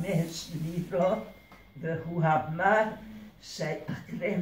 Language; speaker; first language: Hebrew; early bilingual, other home language; Hungarian